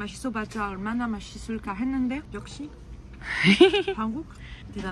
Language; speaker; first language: Korean; non-native, fluent; French